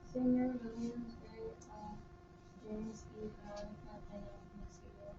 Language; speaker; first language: Spanish; non-native, learner; English